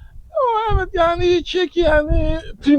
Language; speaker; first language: Turkish; non-native, learner; Persian